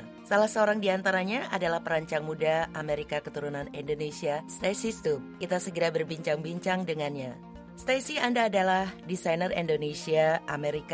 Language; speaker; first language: Indonesian; native; Indonesian